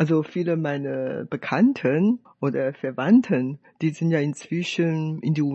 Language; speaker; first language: German; non-native, fluent; Chinese